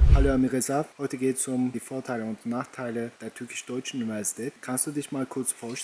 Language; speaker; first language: German; non-native, fluent; Turkish